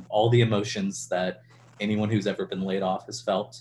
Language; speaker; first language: English; native; English